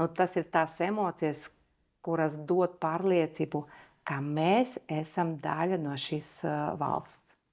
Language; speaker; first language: Latvian; early bilingual, other home language; Belarusian